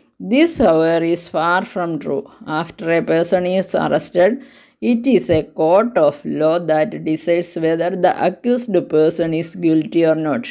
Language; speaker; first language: English; non-native, local second language; Malayalam